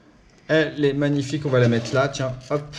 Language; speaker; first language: French; native; French